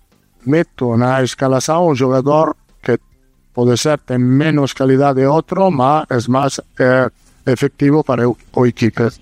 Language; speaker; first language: Portuguese; non-native, learner; Italian